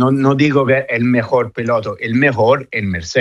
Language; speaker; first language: Spanish; non-native, fluent; Italian